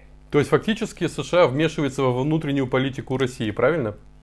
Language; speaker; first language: Russian; native; Russian